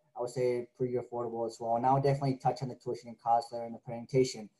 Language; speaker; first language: English; native; English